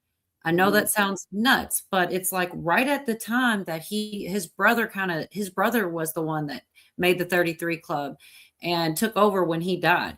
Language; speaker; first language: English; native; English